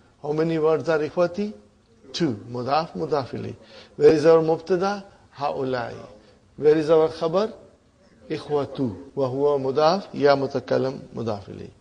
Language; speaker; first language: Arabic; non-native, fluent; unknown